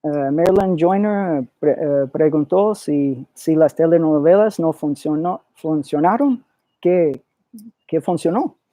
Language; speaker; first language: Spanish; early bilingual, other home language; English